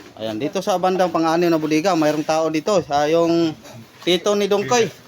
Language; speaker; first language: Filipino; native; Filipino